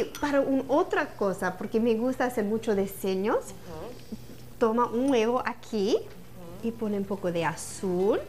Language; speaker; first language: Spanish; non-native, learner; English